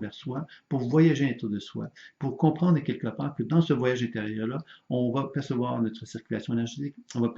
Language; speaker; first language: French; native; French